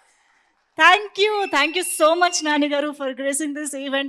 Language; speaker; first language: Telugu; native; Telugu